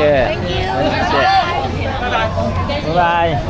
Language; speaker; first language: Chinese; non-native, learner; Filipino